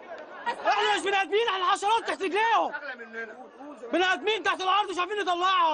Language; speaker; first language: Arabic; native; Arabic